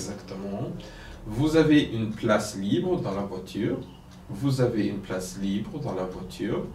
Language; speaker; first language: French; non-native, fluent; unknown